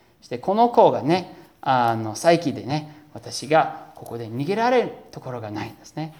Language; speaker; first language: Japanese; non-native, fluent; English